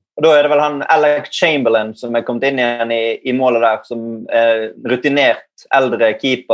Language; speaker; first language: Norwegian; native; Norwegian